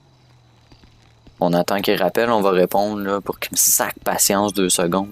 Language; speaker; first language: French; native; French